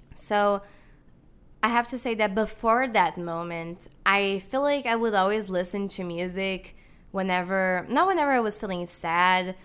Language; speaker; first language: English; non-native, fluent; Portuguese